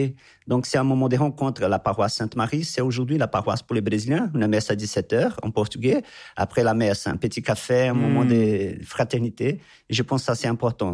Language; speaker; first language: French; non-native, fluent; Portuguese